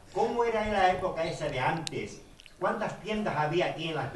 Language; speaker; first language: Spanish; native; Spanish